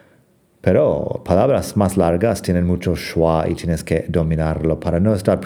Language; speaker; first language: Spanish; non-native, fluent; English